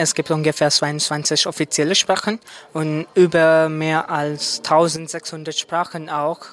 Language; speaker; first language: German; non-native, learner; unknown